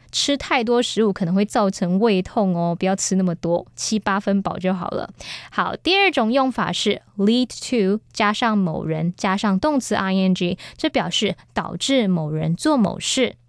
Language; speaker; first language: Chinese; native; Chinese